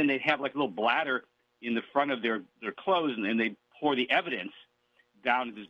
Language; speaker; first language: English; native; English